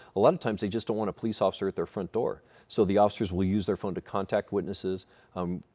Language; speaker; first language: English; native; English